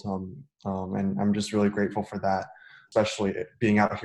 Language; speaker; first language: English; native; English